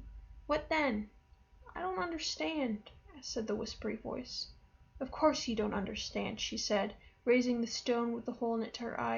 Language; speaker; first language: English; native; English